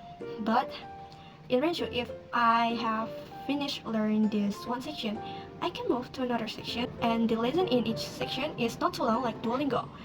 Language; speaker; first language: English; non-native, learner; Indonesian